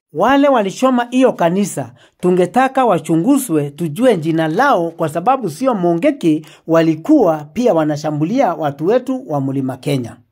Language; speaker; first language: Swahili; non-native, local second language; Meru